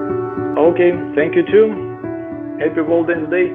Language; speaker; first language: English; non-native, fluent; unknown